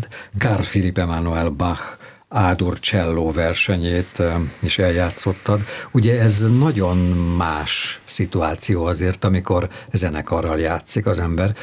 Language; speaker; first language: Hungarian; native; Hungarian